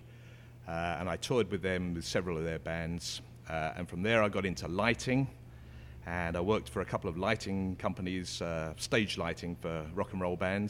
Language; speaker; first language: English; native; English